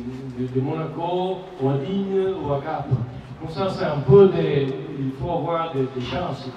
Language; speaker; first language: French; non-native, fluent; Italian